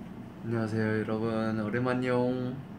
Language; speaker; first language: Korean; non-native, fluent; English